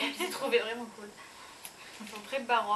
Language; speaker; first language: French; native; French